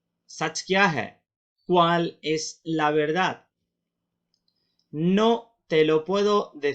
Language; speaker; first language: Spanish; non-native, fluent; Urdu